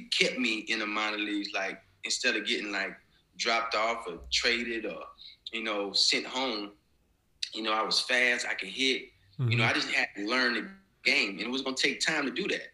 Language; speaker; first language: English; native; English